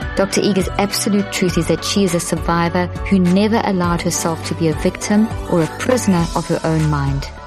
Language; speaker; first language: English; native; English